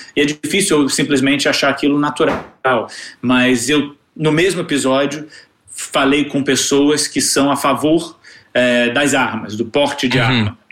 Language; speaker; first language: Portuguese; native; Portuguese